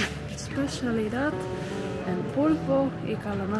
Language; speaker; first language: Spanish; non-native, fluent; Dutch